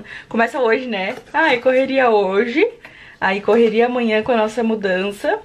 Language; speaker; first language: Portuguese; native; Portuguese